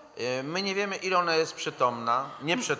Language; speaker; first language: Polish; native; Polish